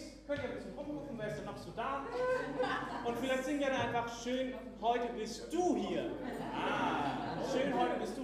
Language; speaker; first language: German; native; German